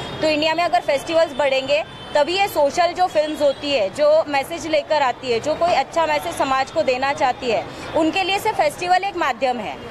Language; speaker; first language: Hindi; non-native, local second language; Marathi